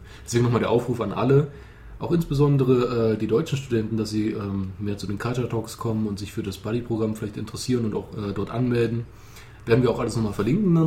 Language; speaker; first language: German; native; German